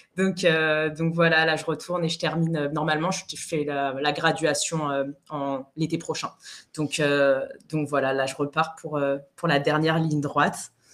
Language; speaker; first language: French; non-native, fluent; Spanish